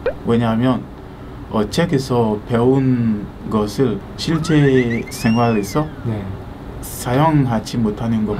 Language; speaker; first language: Korean; non-native, learner; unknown